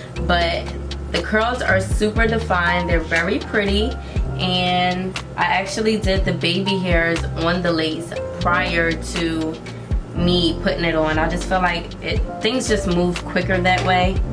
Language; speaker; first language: English; native; English